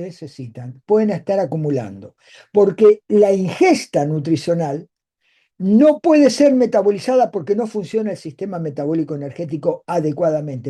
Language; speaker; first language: Spanish; native; Spanish